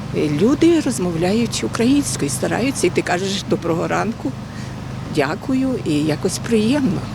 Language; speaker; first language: Ukrainian; non-native, local second language; Russian